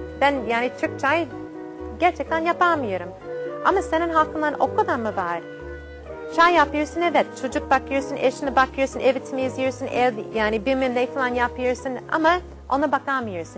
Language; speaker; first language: Turkish; non-native, fluent; English